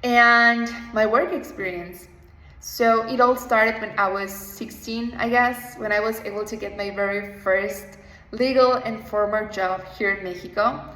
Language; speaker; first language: English; non-native, fluent; Spanish